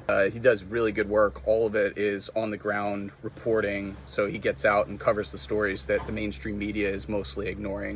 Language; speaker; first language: English; native; English